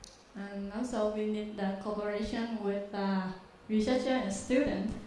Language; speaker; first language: English; non-native, learner; Vietnamese